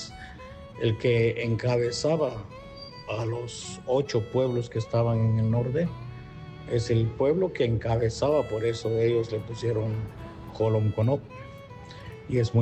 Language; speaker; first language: Spanish; non-native, local second language; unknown